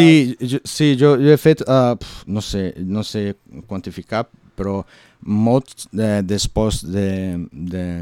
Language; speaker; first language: Catalan; non-native, learner; Portuguese